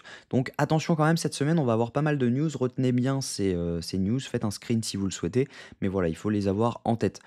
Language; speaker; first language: French; native; French